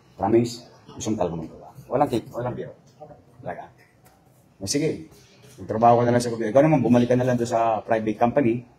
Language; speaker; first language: Filipino; native; Filipino